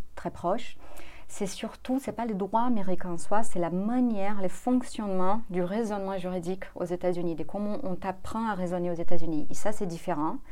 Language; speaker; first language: French; non-native, fluent; Portuguese